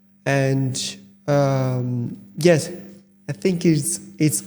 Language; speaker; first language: English; non-native, fluent; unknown